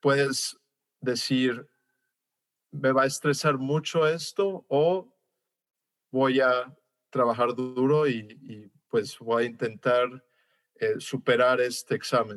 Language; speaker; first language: Spanish; early bilingual, heritage; Spanish